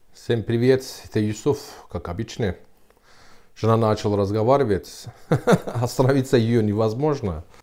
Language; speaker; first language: Russian; non-native, learner; Turkish